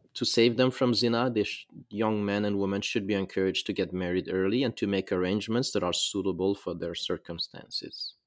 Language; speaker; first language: English; non-native, fluent; Arabic